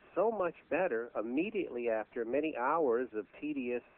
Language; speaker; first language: English; native; English